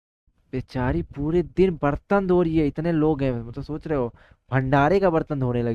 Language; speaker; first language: Hindi; native; Hindi